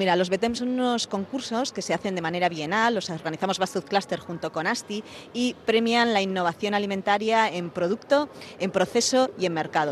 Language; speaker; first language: Spanish; native; Spanish